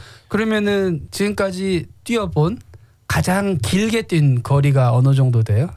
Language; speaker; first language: Korean; native; Korean